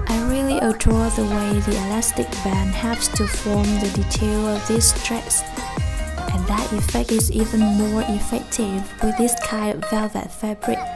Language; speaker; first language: English; non-native, fluent; Vietnamese